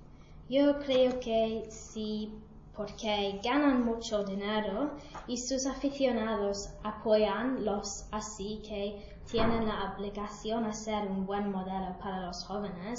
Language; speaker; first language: Spanish; non-native, learner; English